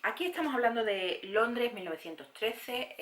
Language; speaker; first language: Spanish; native; Spanish